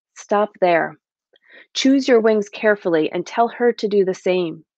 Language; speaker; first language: English; native; English